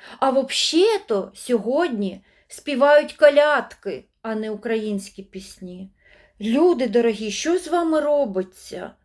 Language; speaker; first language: Ukrainian; non-native, local second language; Russian